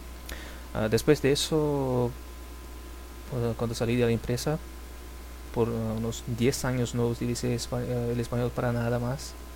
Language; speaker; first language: Spanish; non-native, fluent; Portuguese